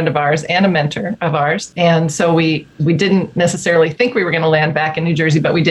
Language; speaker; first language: English; native; English